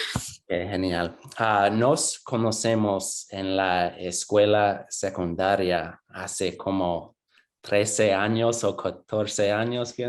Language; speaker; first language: Spanish; non-native, fluent; English